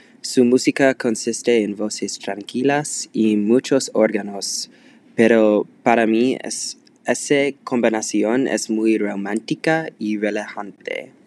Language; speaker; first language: Spanish; non-native, learner; English